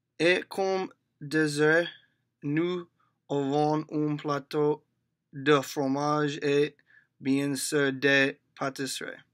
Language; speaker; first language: French; non-native, learner; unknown